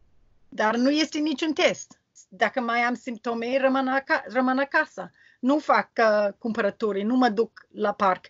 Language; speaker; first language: Romanian; non-native, learner; English